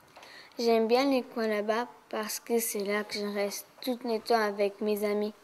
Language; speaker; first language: French; early bilingual, other home language; Portuguese